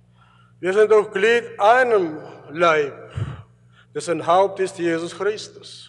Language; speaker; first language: German; early bilingual, heritage; German